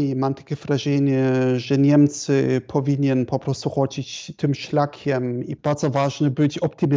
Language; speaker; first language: Polish; non-native, fluent; German